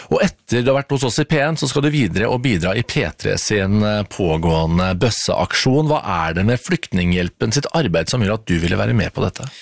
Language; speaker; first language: Norwegian; native; Norwegian